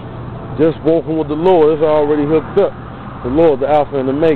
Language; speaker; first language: English; native; English